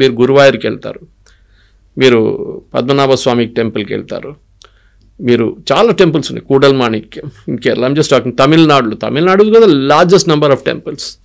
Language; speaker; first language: Telugu; non-native, local second language; Malayalam